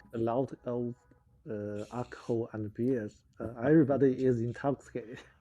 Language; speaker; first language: English; non-native, learner; Chinese